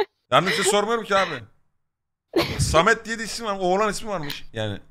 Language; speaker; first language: Turkish; native; Turkish